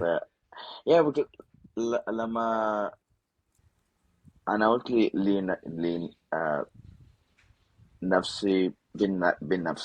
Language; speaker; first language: Arabic; non-native, learner; Spanish